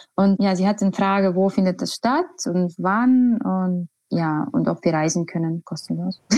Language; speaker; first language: German; non-native, fluent; Estonian